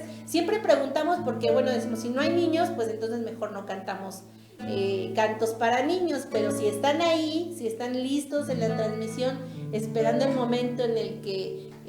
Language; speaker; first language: Spanish; native; Spanish